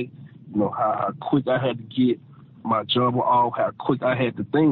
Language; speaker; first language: English; native; English